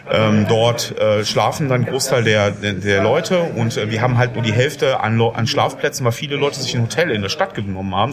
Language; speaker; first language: German; native; German